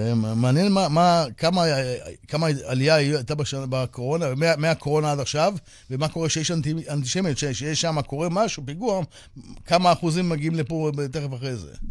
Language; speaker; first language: Hebrew; native; Hebrew